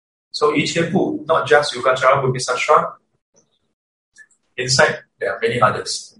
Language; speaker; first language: English; native; English